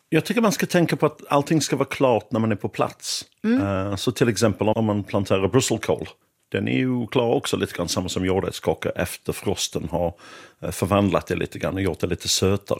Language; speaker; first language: Swedish; native; Swedish